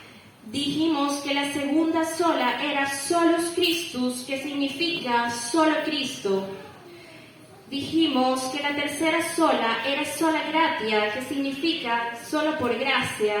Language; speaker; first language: Spanish; native; Spanish